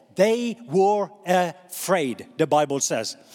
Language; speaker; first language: English; non-native, fluent; Norwegian